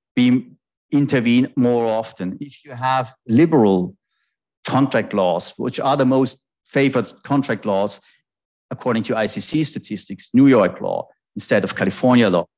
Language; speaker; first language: English; non-native, fluent; German